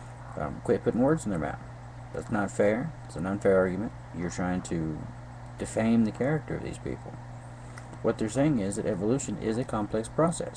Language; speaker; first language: English; native; English